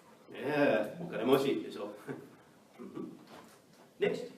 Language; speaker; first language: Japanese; non-native, learner; English